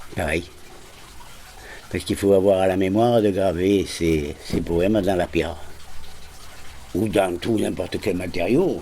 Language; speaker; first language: French; non-native, fluent; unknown